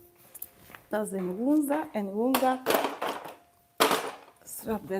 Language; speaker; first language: Dutch; non-native, fluent; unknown